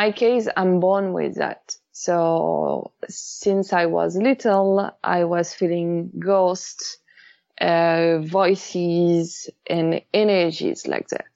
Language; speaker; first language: English; non-native, learner; French